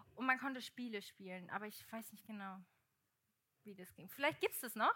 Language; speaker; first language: German; early bilingual, other home language; Portuguese